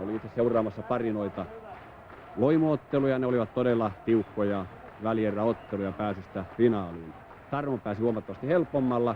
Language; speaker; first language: Finnish; native; Finnish